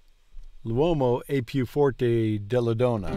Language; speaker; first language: Italian; non-native, learner; English